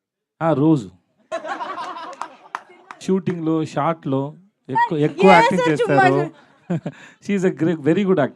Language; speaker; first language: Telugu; non-native, learner; Tamil